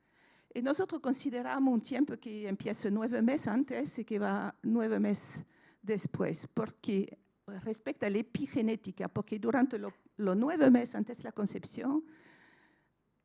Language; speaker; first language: Spanish; non-native, fluent; French